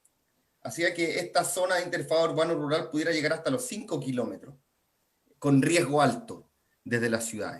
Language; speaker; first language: Spanish; native; Spanish